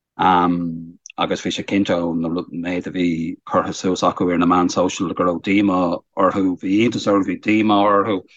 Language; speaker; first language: Irish; non-native, fluent; English